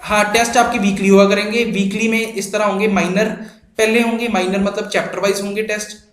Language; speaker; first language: Hindi; non-native, local second language; Punjabi